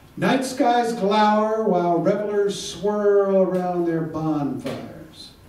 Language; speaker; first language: English; native; English